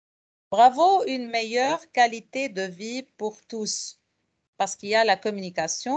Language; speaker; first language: French; non-native, fluent; Arabic